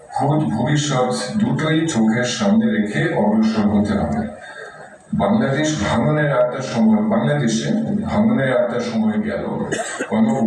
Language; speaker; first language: Bangla; non-native, fluent; German